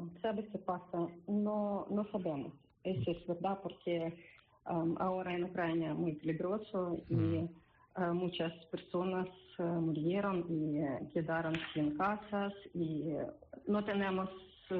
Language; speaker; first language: Spanish; non-native, learner; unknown